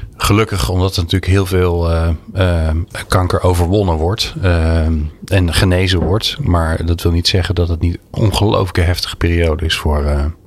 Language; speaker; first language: Dutch; native; Dutch